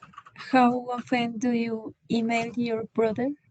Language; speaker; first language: English; non-native, learner; Spanish